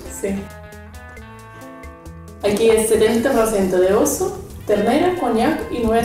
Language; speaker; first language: Spanish; non-native, learner; Russian